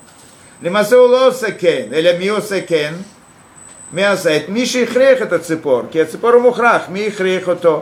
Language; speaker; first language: Hebrew; non-native, fluent; Russian